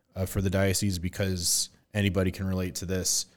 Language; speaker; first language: English; native; English